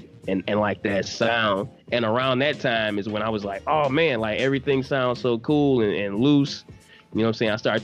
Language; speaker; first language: English; native; English